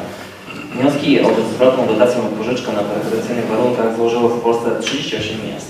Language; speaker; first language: Polish; native; Polish